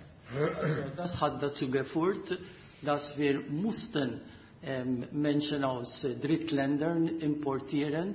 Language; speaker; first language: German; non-native, fluent; Maltese